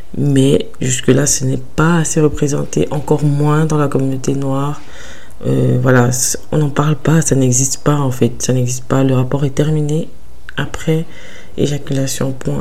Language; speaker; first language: French; early bilingual, other home language; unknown